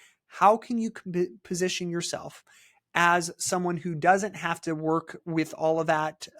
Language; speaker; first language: English; native; English